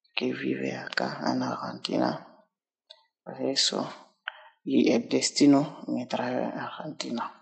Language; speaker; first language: Spanish; non-native, learner; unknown